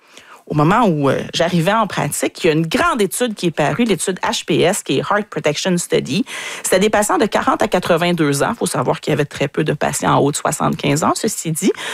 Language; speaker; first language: French; native; French